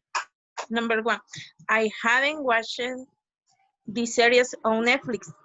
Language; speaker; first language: English; non-native, learner; Spanish